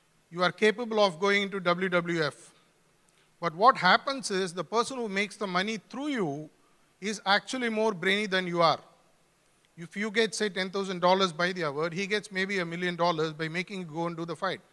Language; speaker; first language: English; non-native, local second language; Tamil